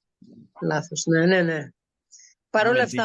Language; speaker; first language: Greek; native; Greek